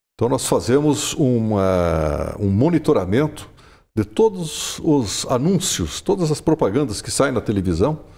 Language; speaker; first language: Portuguese; non-native, local second language; German